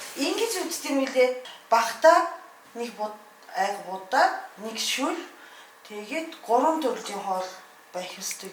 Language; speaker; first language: Mongolian; non-native, fluent; Japanese